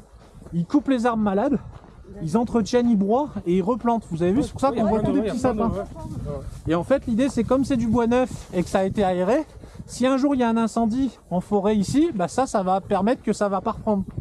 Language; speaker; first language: French; native; French